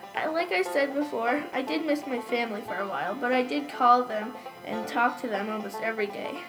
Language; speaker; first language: English; non-native, fluent; Turkish